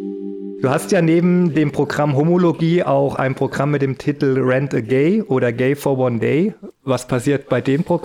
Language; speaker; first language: German; native; German